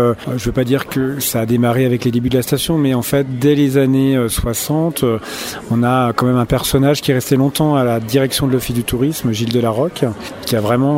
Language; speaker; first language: French; native; French